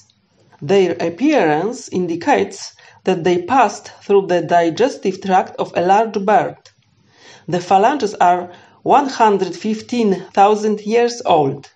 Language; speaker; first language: English; non-native, fluent; Polish